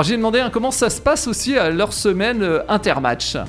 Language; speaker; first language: French; native; French